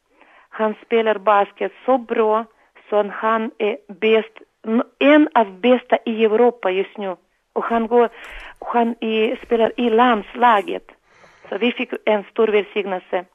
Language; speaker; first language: Swedish; non-native, learner; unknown